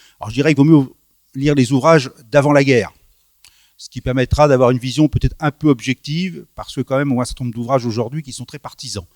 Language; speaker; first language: French; native; French